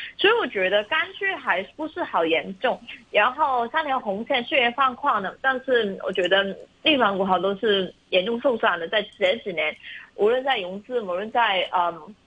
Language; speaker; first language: Chinese; non-native, local second language; Cantonese